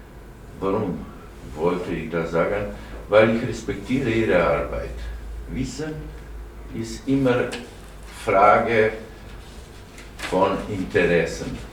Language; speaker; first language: German; non-native, learner; Slovenian